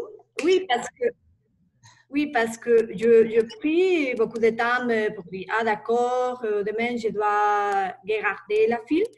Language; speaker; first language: French; non-native, learner; Spanish